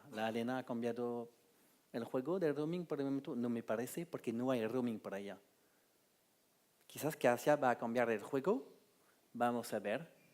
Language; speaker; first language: Spanish; non-native, fluent; French